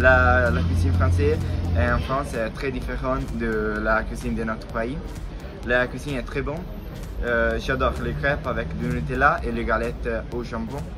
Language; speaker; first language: French; non-native, learner; Italian